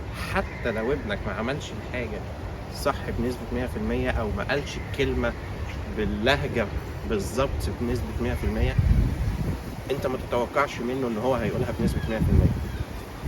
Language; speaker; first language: Arabic; native; Arabic